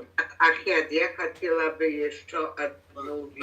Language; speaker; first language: Russian; non-native, learner; Polish